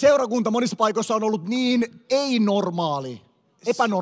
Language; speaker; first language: Finnish; native; Finnish